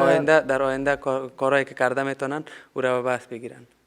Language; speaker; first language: Persian; native; Persian